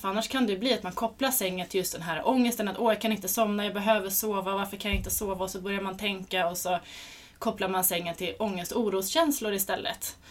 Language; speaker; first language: Swedish; native; Swedish